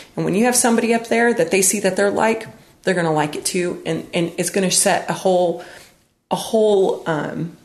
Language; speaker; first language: English; native; English